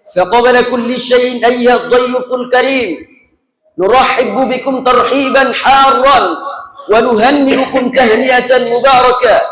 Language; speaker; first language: Arabic; non-native, fluent; Bangla